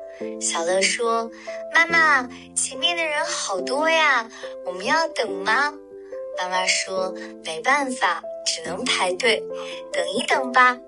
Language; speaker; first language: Chinese; native; Chinese